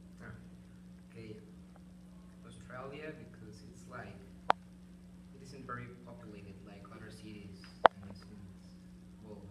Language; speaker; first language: English; non-native, learner; Spanish